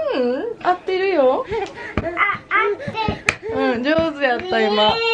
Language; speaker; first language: Japanese; native; Japanese